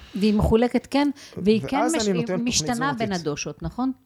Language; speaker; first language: Hebrew; non-native, fluent; Russian